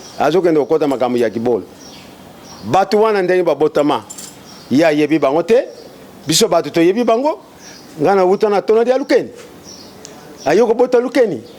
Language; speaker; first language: Lingala; non-native, local second language; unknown